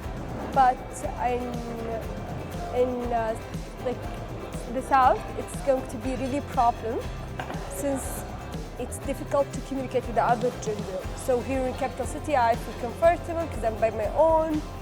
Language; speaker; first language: English; non-native, fluent; Arabic